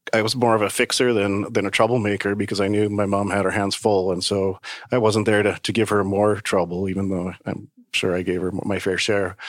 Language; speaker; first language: English; native; English